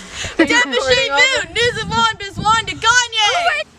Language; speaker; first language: French; non-native, learner; English